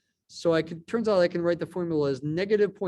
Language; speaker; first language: English; native; English